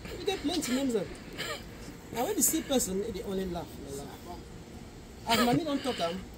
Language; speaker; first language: Nigerian Pidgin; native; Nigerian Pidgin